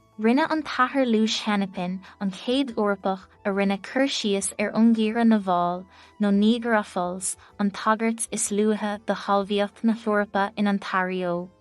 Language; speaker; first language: Irish; native; Irish